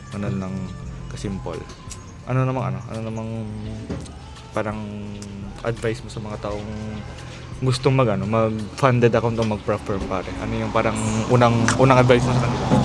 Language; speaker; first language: Filipino; early bilingual, heritage; Filipino